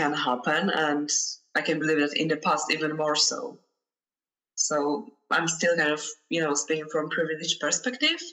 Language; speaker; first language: English; non-native, fluent; Polish